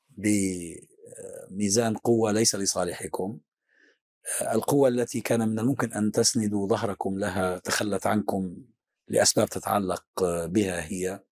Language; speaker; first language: Arabic; native; Arabic